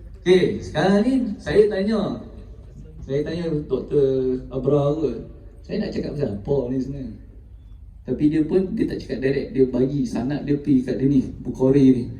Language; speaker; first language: Malay; native; Malay